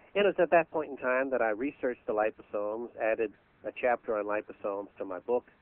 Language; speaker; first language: English; native; English